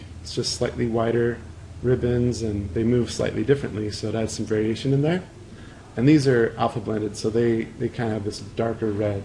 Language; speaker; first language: English; native; English